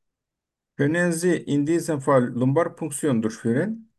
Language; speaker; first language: German; non-native, fluent; Turkish